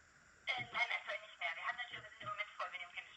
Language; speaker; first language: German; native; German